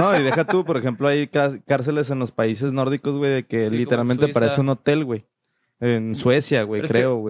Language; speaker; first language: Spanish; native; Spanish